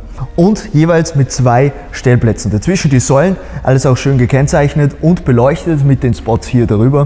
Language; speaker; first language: German; native; German